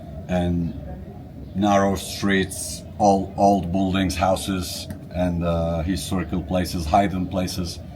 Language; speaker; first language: English; non-native, fluent; Turkish